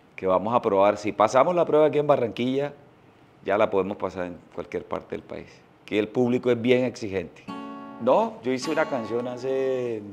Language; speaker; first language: Spanish; native; Spanish